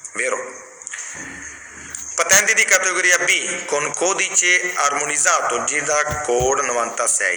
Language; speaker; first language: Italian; non-native, fluent; Punjabi